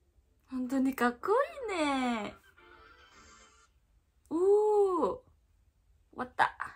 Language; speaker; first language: Japanese; non-native, learner; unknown